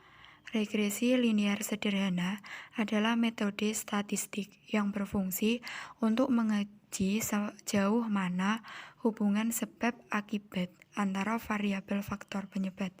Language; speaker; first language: Indonesian; native; Indonesian